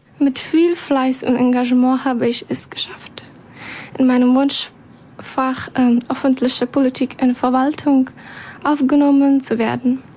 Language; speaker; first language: German; non-native, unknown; Persian